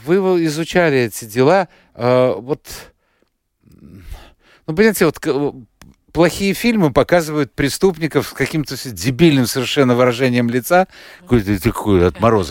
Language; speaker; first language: Russian; native; Russian